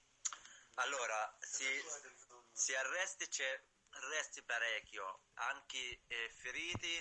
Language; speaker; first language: Italian; non-native, learner; Arabic